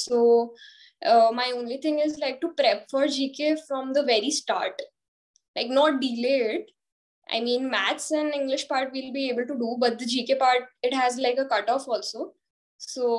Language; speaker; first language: English; non-native, local second language; Hindi